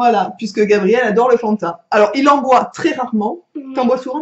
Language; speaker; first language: French; native; French